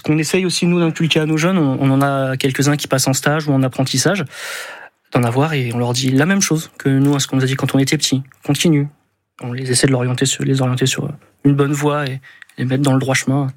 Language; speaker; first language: French; native; French